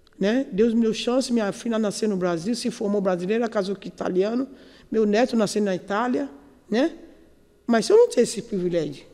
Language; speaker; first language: Portuguese; non-native, learner; Yoruba